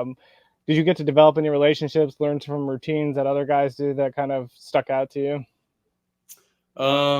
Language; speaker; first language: English; native; English